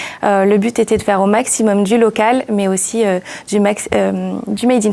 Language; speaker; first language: French; native; French